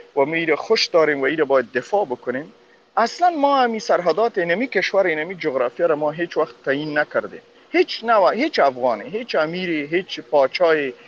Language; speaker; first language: Persian; non-native, local second language; Pashto